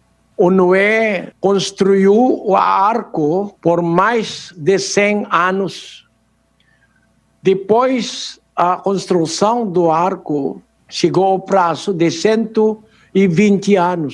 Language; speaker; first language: Portuguese; non-native, learner; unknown